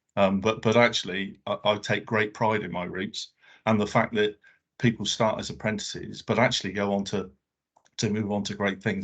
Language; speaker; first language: English; native; English